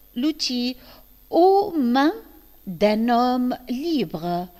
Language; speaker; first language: French; non-native, local second language; Arabic